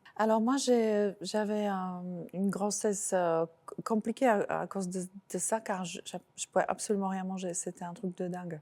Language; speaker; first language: French; non-native, fluent; Slovak